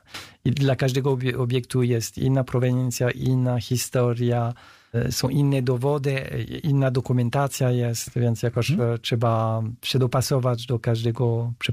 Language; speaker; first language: Polish; non-native, fluent; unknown